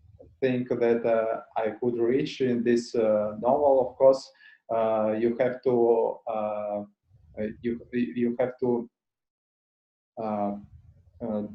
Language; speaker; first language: English; non-native, learner; Russian